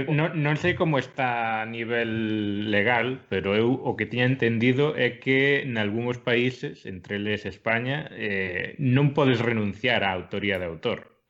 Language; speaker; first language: Galician; non-native, local second language; Spanish